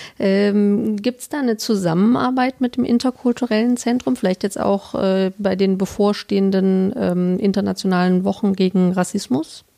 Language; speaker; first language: German; native; German